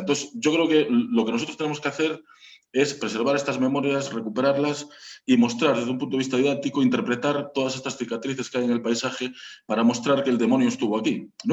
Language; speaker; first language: Spanish; native; Spanish